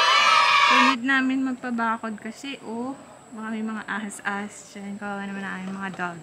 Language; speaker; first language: Filipino; native; Filipino